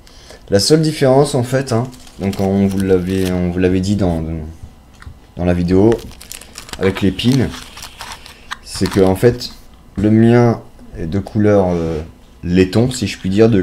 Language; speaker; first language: French; native; French